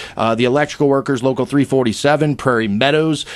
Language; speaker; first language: English; native; English